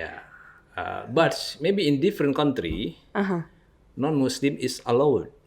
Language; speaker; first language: English; non-native, learner; Indonesian